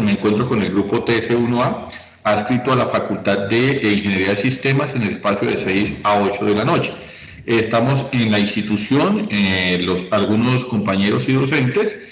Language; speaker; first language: Spanish; native; Spanish